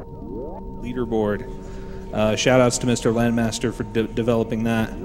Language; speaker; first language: English; native; English